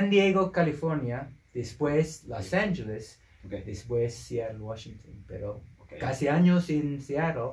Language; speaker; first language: Spanish; non-native, local second language; English